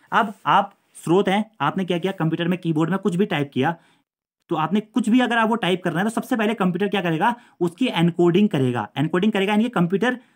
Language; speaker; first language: Hindi; native; Hindi